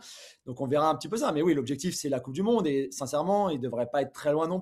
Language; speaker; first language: French; native; French